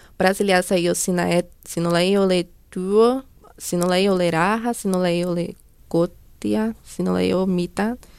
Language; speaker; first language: Finnish; non-native, learner; Portuguese